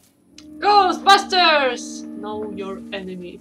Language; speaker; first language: English; non-native, learner; Russian